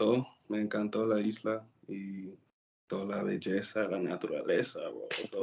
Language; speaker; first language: Spanish; non-native, learner; English